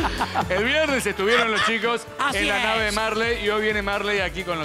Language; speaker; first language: Spanish; native; Spanish